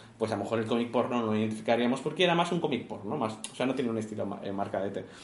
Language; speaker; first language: Spanish; native; Spanish